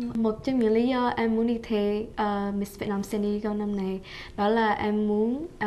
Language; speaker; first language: Vietnamese; early bilingual, heritage; Vietnamese